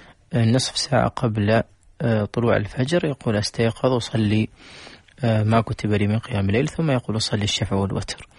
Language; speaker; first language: Arabic; native; Arabic